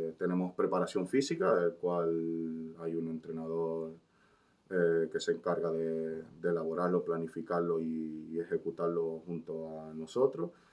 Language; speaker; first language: Spanish; native; Spanish